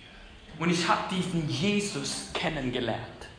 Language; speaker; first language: German; non-native, fluent; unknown